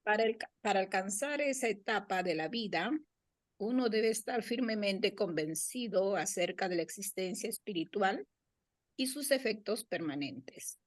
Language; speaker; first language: Spanish; native; Spanish